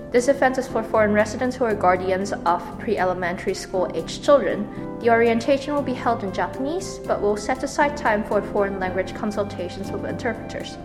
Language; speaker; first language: English; native; English